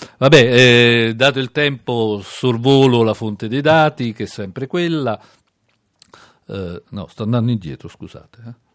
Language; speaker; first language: Italian; native; Italian